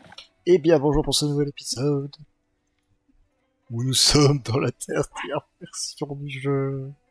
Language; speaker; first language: French; native; French